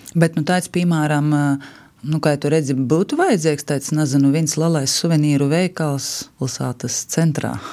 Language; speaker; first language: Latvian; native; Latvian